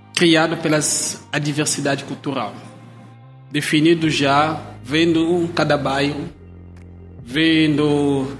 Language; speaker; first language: Portuguese; non-native, fluent; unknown